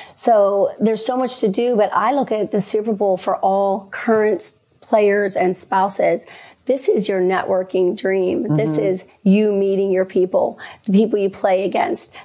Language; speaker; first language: English; native; English